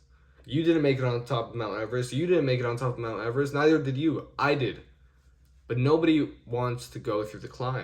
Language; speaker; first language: English; native; English